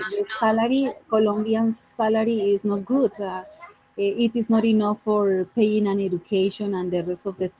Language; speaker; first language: English; non-native, fluent; Spanish